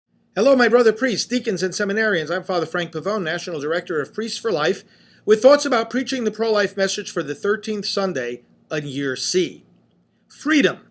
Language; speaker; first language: English; native; English